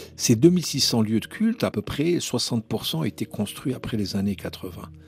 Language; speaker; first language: French; non-native, local second language; Arabic